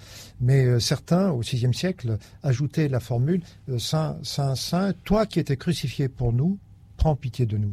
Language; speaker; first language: French; native; French